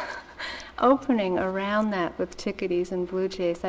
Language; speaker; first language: English; native; English